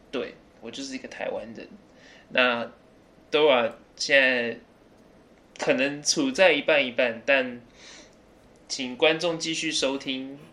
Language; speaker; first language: Chinese; early bilingual, other home language; English